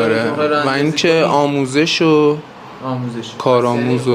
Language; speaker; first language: Persian; native; Persian